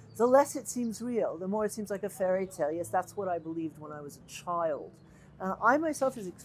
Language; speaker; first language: English; native; English